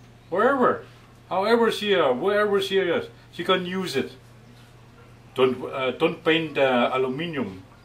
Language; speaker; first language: English; non-native, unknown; German